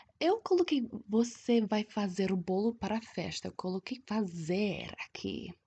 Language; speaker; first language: Portuguese; non-native, fluent; English